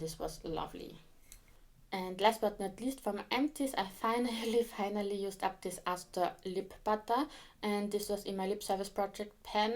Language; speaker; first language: English; non-native, fluent; German